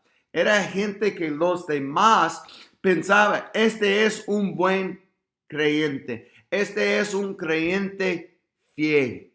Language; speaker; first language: Spanish; non-native, fluent; English